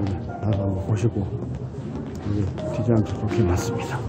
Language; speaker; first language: Korean; native; Korean